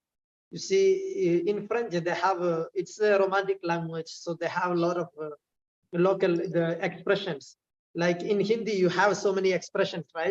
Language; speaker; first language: English; non-native, local second language; Malayalam